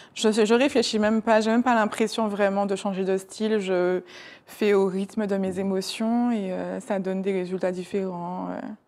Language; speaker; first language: French; native; French